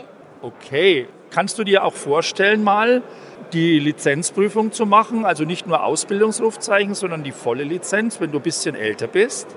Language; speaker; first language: German; native; German